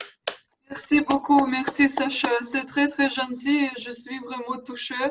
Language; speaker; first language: French; non-native, learner; Russian